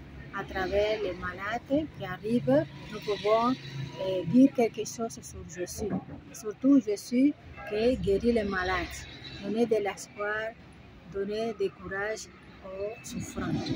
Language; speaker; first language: French; non-native, fluent; Spanish